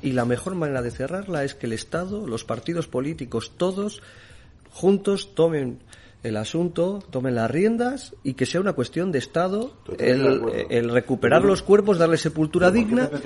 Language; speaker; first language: Spanish; native; Spanish